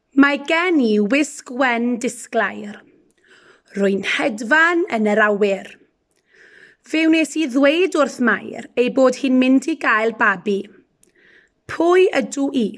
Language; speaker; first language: Welsh; non-native, local second language; English